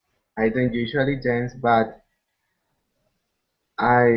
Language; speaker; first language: English; non-native, learner; Spanish